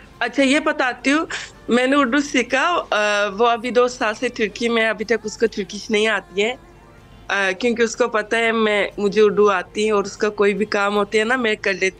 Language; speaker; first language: Hindi; non-native, fluent; Turkish